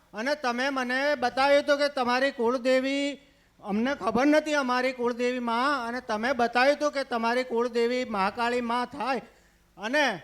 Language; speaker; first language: Gujarati; native; Gujarati